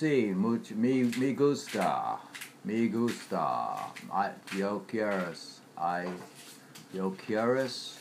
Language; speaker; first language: Spanish; non-native, learner; English